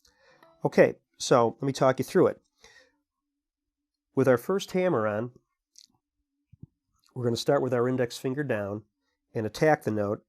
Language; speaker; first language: English; native; English